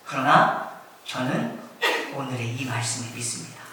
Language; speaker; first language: Korean; native; Korean